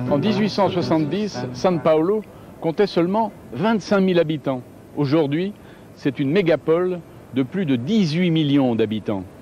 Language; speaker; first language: French; native; French